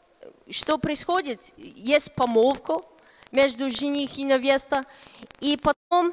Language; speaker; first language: Russian; non-native, fluent; English